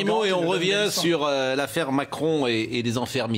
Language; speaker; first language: French; native; French